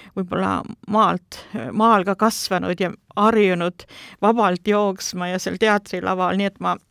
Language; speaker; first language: Estonian; native; Estonian